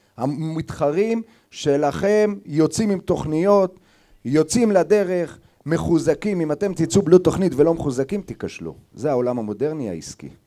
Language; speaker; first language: Hebrew; native; Hebrew